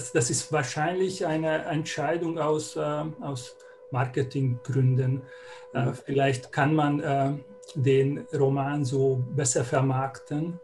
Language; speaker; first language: German; non-native, fluent; Hungarian